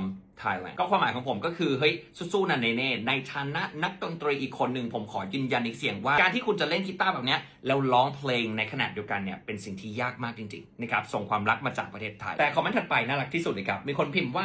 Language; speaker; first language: Thai; native; Thai